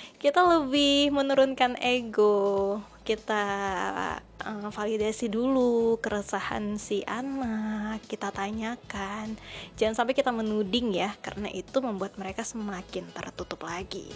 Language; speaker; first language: Indonesian; native; Indonesian